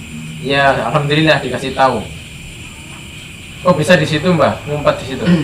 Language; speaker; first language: Indonesian; native; Indonesian